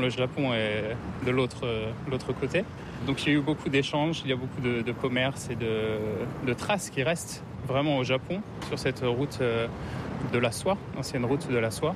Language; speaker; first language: French; native; French